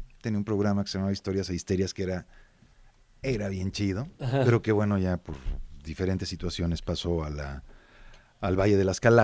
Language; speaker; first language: Spanish; native; Spanish